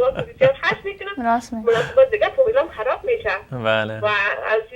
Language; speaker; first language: Persian; native; Persian